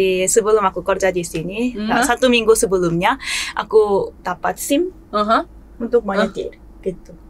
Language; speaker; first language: Indonesian; non-native, fluent; Korean